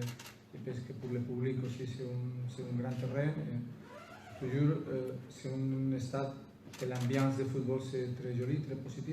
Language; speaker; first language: French; non-native, fluent; Spanish